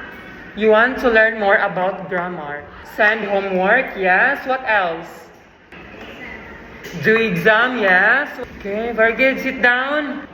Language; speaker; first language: English; non-native, fluent; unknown